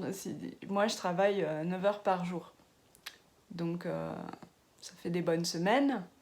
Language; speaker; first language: French; native; French